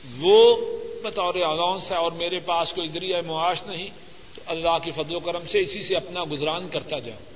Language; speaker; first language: Urdu; non-native, local second language; Punjabi